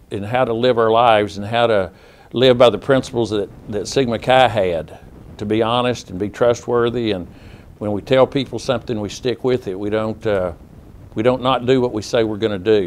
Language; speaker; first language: English; native; English